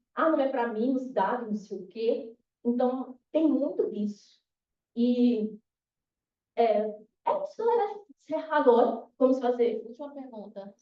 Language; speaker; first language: Portuguese; native; Portuguese